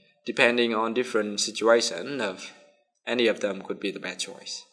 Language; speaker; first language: English; non-native, fluent; Vietnamese